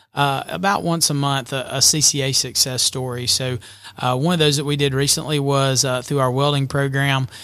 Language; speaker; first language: English; native; English